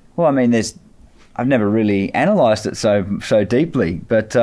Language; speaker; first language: English; native; English